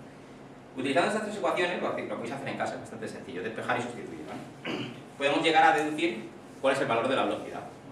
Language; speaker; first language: Spanish; native; Spanish